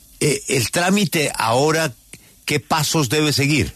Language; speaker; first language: Spanish; native; Spanish